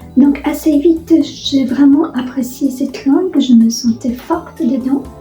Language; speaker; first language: French; non-native, fluent; Polish